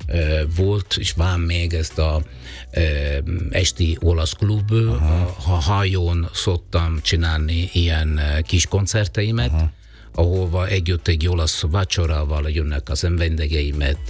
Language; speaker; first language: Hungarian; non-native, learner; Italian